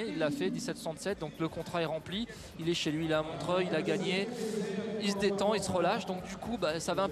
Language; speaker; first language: French; native; French